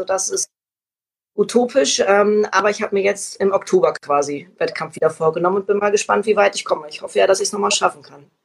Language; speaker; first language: German; native; German